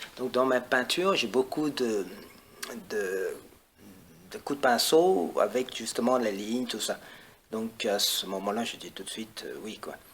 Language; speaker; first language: French; non-native, fluent; Chinese